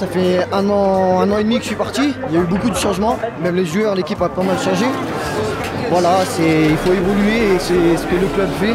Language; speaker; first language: French; native; French